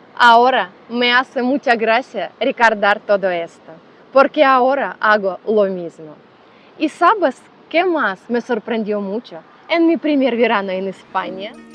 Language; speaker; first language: Spanish; non-native, learner; Ukrainian